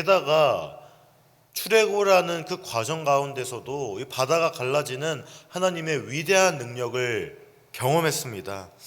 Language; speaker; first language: Korean; native; Korean